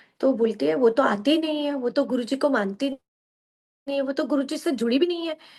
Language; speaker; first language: Hindi; non-native, local second language; Gujarati